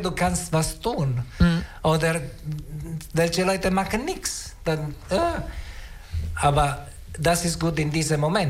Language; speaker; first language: German; non-native, learner; Italian